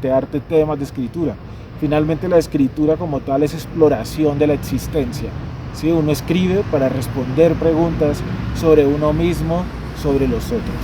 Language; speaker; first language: Spanish; native; Spanish